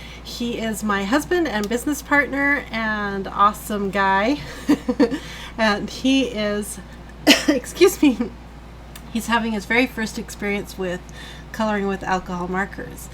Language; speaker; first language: English; native; English